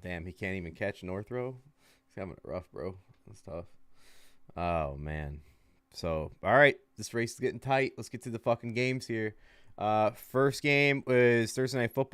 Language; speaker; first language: English; native; English